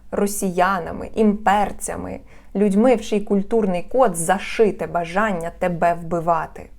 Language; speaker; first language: Ukrainian; non-native, local second language; Russian